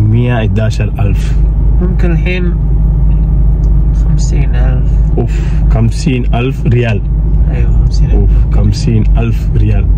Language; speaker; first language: Arabic; non-native, learner; Tamil